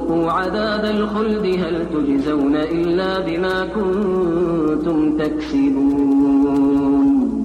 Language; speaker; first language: Arabic; native; Arabic